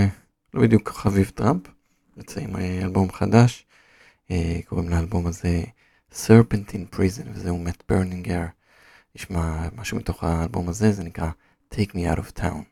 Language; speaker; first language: Hebrew; native; Hebrew